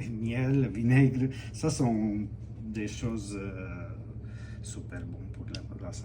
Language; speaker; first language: French; non-native, fluent; Romanian